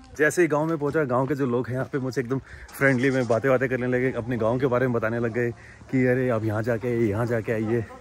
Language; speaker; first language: Hindi; native; Hindi